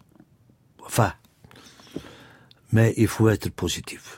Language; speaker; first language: French; non-native, local second language; Dutch